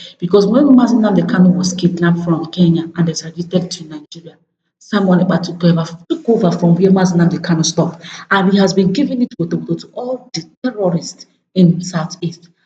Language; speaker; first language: Nigerian Pidgin; non-native, local second language; Igbo